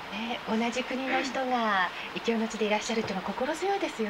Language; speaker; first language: Japanese; native; Japanese